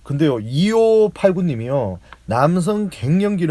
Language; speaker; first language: Korean; native; Korean